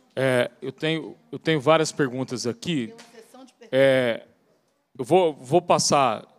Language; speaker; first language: Portuguese; native; Portuguese